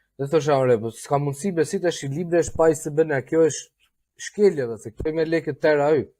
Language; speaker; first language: Albanian; native; Albanian